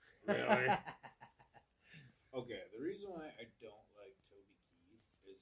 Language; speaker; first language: English; native; English